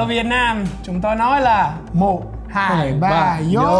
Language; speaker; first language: Vietnamese; non-native, fluent; English